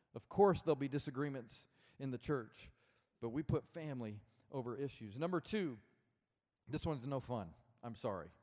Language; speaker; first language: English; native; English